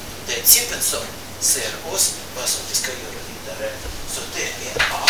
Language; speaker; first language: Swedish; non-native, fluent; Russian